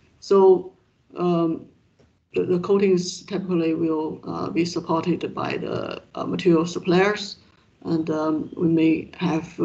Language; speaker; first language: English; non-native, fluent; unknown